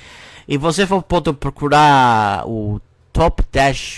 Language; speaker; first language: Portuguese; non-native, learner; English